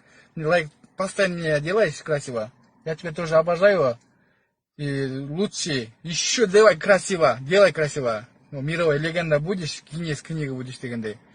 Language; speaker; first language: Russian; non-native, learner; Kyrgyz